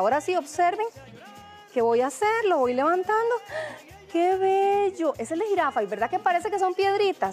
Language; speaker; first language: Spanish; native; Spanish